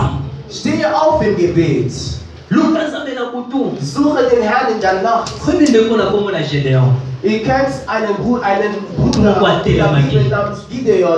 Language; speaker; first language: German; non-native, learner; French